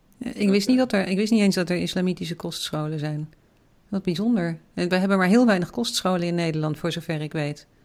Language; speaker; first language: Dutch; native; Dutch